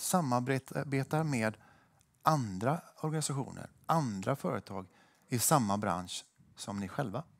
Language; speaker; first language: Swedish; native; Swedish